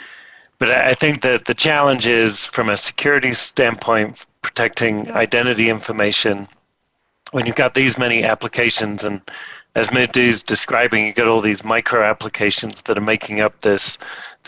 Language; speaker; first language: English; native; English